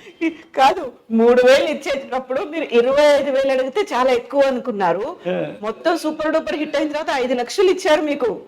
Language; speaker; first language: Telugu; native; Telugu